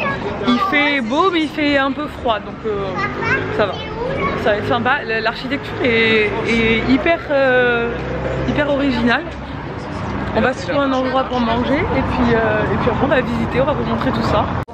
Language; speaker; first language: French; native; French